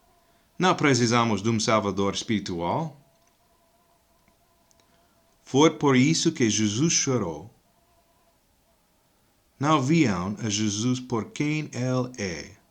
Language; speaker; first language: Portuguese; non-native, fluent; English